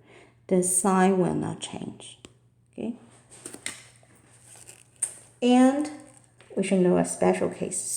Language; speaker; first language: English; non-native, fluent; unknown